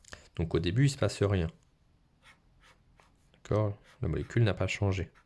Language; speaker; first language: French; native; French